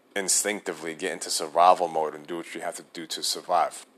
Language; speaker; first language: English; native; English